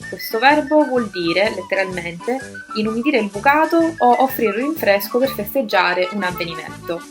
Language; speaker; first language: Italian; native; Italian